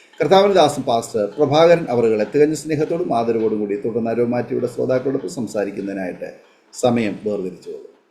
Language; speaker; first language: Malayalam; native; Malayalam